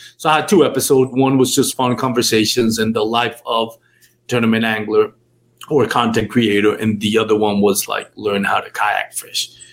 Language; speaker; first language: English; non-native, fluent; Spanish